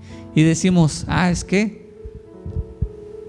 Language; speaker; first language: Spanish; native; Spanish